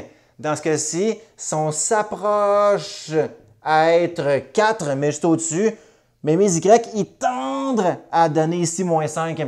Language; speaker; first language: French; native; French